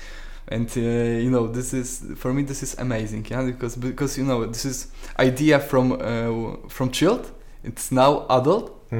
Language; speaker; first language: English; non-native, learner; Polish